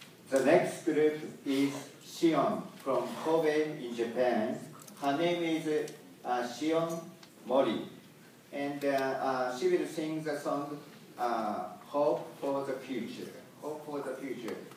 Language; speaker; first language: English; non-native, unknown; Japanese